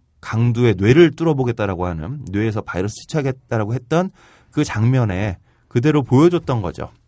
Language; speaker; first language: Korean; native; Korean